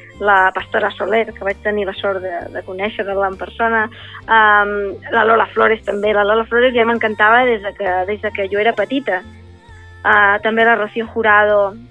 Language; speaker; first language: Catalan; non-native, local second language; Spanish